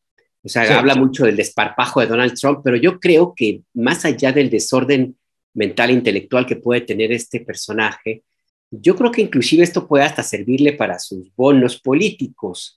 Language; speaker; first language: Spanish; native; Spanish